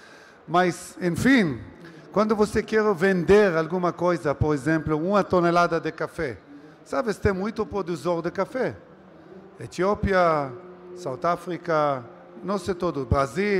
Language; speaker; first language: Portuguese; non-native, learner; Hebrew